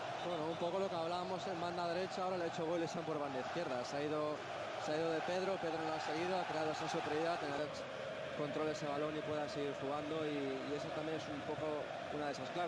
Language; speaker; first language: Spanish; native; Spanish